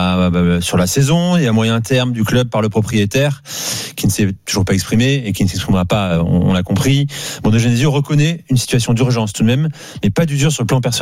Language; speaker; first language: French; native; French